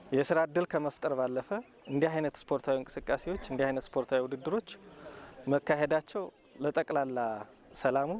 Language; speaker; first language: Amharic; native; Amharic